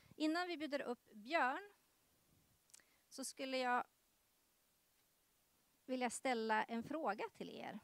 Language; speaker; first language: Swedish; native; Swedish